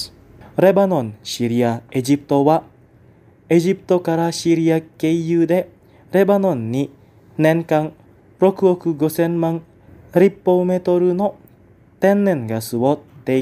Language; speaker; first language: Japanese; non-native, fluent; Indonesian